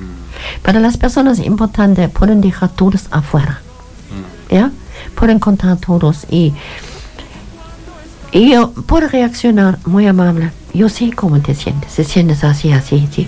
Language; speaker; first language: Spanish; non-native, fluent; German